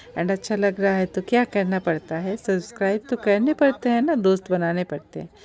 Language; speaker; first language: Hindi; non-native, local second language; Bangla